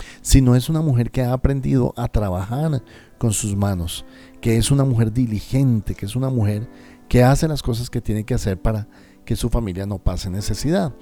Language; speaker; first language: Spanish; native; Spanish